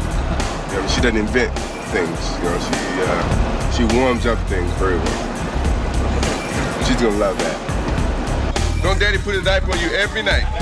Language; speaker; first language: English; native; English